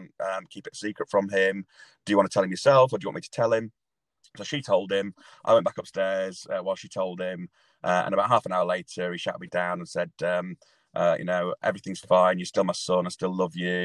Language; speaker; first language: English; native; English